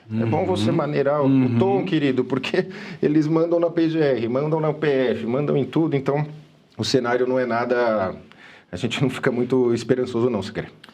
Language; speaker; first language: Portuguese; native; Portuguese